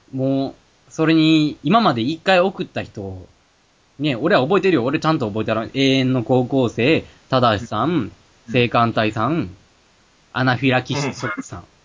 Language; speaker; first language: Japanese; native; Japanese